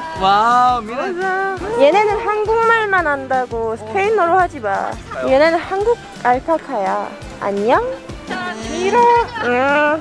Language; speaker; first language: Korean; early bilingual, heritage; Korean